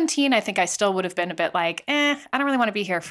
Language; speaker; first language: English; native; English